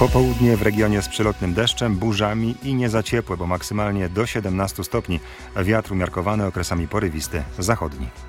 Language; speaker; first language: Polish; native; Polish